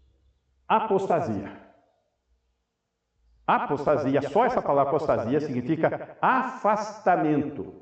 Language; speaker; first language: Portuguese; native; Portuguese